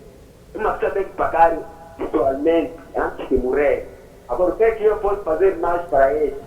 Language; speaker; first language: Portuguese; non-native, local second language; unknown